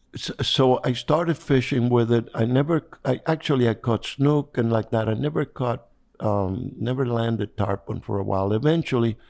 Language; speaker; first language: English; non-native, fluent; Spanish